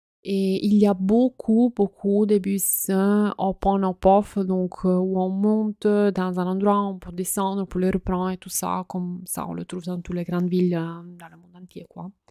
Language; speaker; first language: French; non-native, fluent; Italian